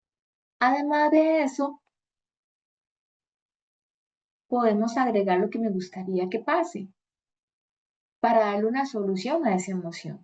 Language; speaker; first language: Spanish; native; Spanish